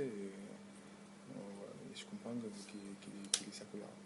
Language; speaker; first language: French; native; French